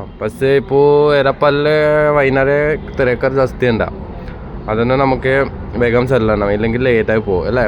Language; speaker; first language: Malayalam; non-native, fluent; Assamese